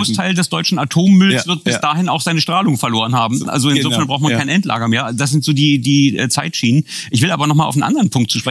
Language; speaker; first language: German; native; German